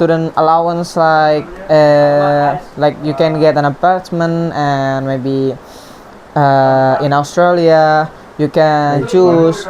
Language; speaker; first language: English; non-native, learner; Indonesian